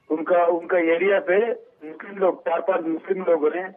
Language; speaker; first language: Hindi; native; Hindi